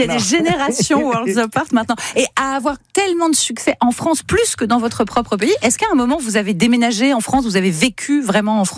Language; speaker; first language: French; native; French